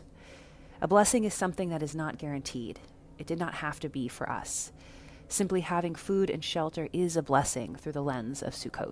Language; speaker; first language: English; native; English